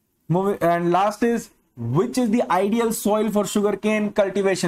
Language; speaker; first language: English; non-native, local second language; Bangla